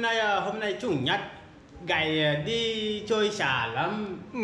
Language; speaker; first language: Vietnamese; non-native, learner; Portuguese